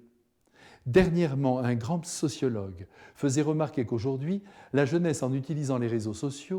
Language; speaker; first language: French; native; French